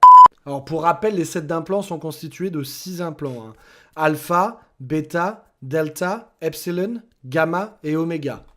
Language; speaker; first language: French; native; French